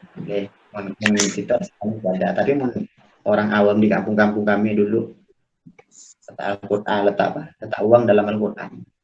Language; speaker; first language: Malay; native; Malay